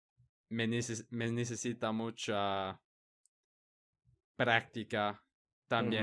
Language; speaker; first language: Spanish; non-native, learner; English